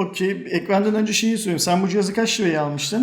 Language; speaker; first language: Turkish; native; Turkish